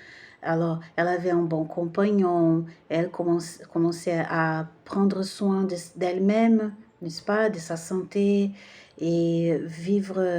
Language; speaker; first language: French; non-native, fluent; Portuguese